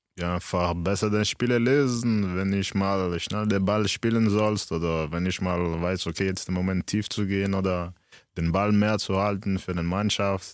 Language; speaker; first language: German; early bilingual, other home language; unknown